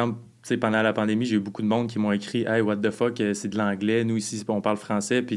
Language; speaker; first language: French; native; French